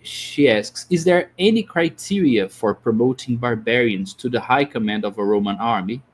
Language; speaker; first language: English; non-native, fluent; Portuguese